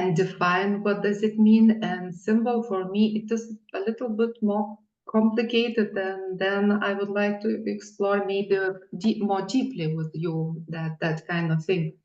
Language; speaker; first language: English; non-native, fluent; Lithuanian